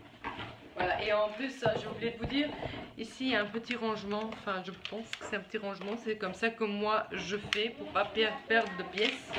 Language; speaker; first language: French; native; French